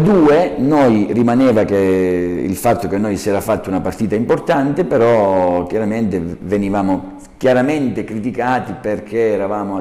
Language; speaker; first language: Italian; native; Italian